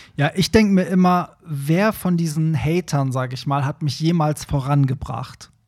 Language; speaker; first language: German; early bilingual, other home language; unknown